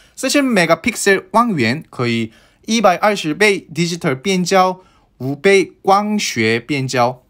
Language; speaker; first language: Chinese; non-native, fluent; Korean